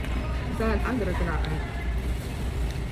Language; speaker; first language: Dutch; non-native, learner; Filipino